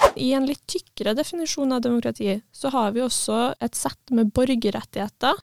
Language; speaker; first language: Norwegian; native; Norwegian